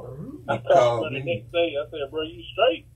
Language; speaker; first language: English; native; English